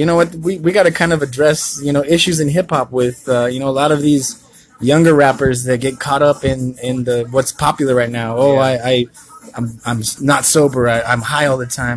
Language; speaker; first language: English; native; English